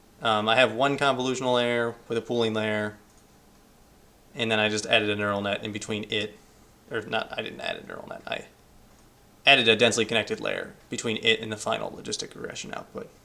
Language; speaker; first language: English; native; English